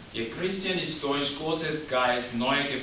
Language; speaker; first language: German; non-native, learner; English